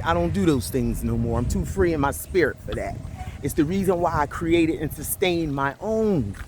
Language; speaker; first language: English; native; English